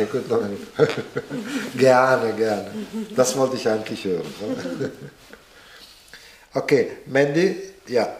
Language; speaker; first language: German; non-native, fluent; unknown